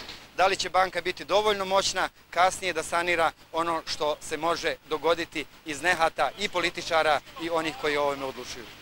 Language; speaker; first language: Bosnian; native; Bosnian